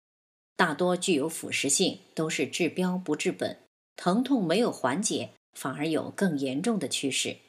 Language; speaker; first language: Chinese; native; Chinese